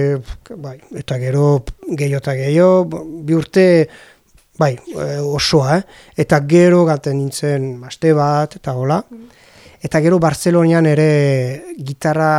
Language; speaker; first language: Basque; non-native, learner; French